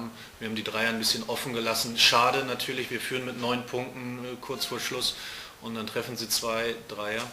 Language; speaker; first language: German; native; German